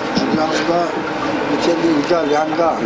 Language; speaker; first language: Chinese; non-native, local second language; Uyghur